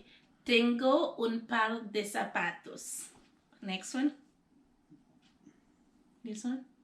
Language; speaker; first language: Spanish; non-native, learner; Haitian Creole